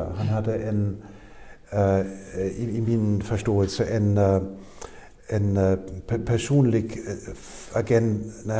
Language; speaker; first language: Swedish; non-native, fluent; German